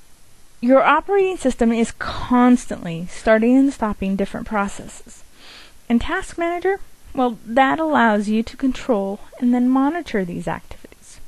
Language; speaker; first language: English; native; English